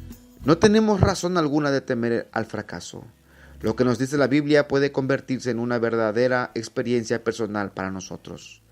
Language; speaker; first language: Spanish; native; Spanish